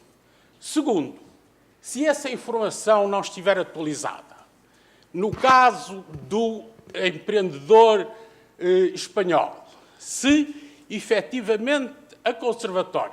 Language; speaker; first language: Portuguese; native; Portuguese